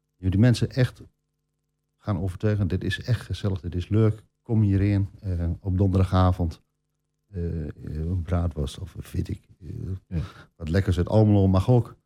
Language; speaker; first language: Dutch; native; Dutch